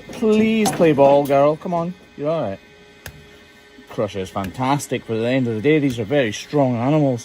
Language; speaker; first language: English; native; English